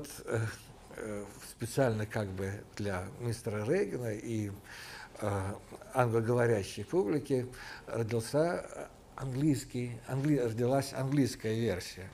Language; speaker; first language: Russian; native; Russian